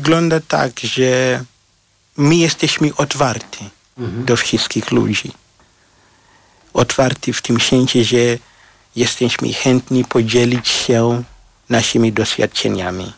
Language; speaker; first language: Polish; non-native, learner; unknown